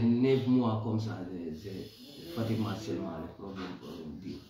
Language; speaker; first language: French; non-native, learner; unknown